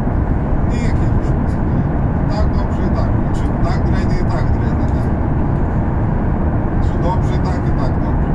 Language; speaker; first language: Polish; non-native, learner; Russian